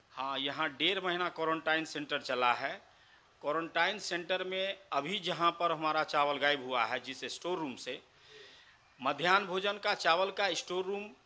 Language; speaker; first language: Hindi; native; Hindi